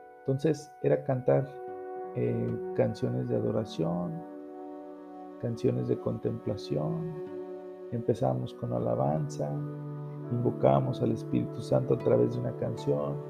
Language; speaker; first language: Spanish; native; Spanish